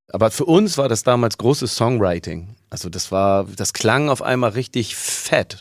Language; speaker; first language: German; native; German